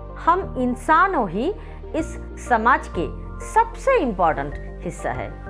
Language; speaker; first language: Hindi; non-native, local second language; Bangla